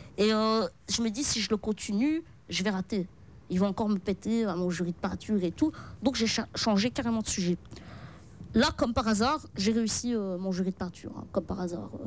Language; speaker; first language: French; early bilingual, other home language; Arabic